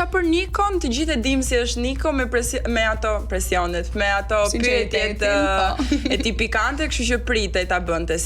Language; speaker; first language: Albanian; native; Albanian